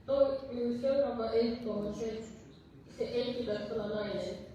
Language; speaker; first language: Finnish; non-native, fluent; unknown